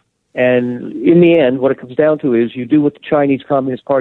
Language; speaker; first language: English; native; English